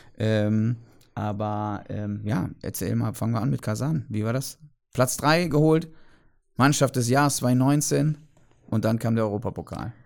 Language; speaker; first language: German; native; German